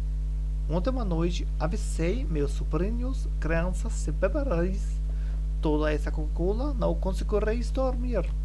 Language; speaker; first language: Portuguese; non-native, learner; German